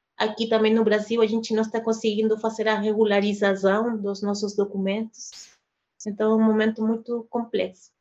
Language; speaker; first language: Portuguese; non-native, fluent; Spanish